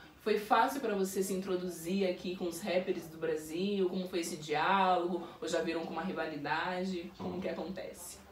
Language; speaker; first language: Portuguese; native; Portuguese